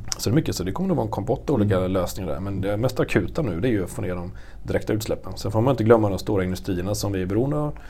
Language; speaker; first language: Swedish; native; Swedish